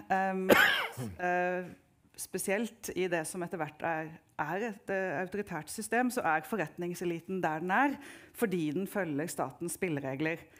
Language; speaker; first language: Norwegian; native; Norwegian